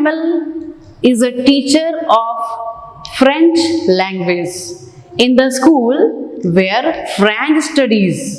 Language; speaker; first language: English; non-native, local second language; Hindi